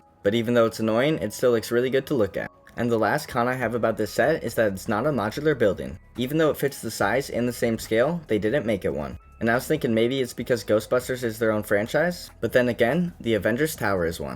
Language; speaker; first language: English; native; English